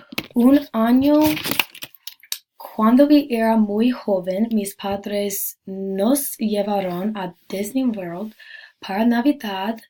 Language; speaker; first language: Spanish; non-native, learner; English